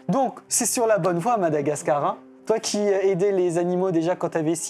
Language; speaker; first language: French; native; French